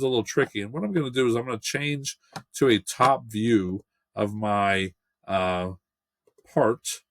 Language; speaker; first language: English; native; English